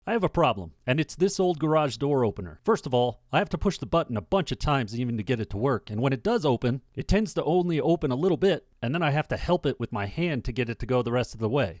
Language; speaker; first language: English; native; English